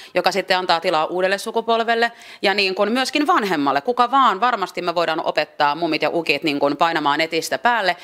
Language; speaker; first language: Finnish; early bilingual, other home language; French